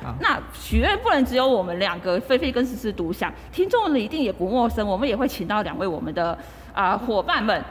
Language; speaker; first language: Chinese; native; Chinese